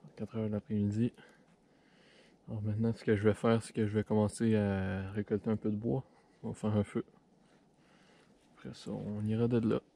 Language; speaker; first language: French; native; French